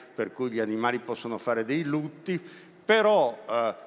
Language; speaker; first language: Italian; native; Italian